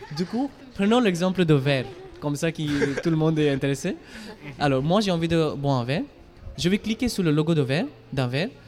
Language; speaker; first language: French; non-native, fluent; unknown